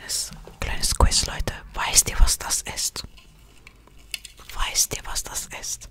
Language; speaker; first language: German; non-native, fluent; Estonian